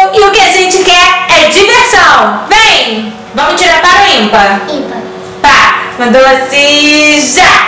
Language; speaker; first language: Portuguese; native; Portuguese